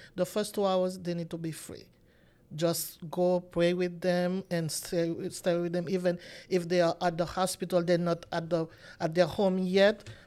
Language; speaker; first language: English; non-native, learner; Haitian Creole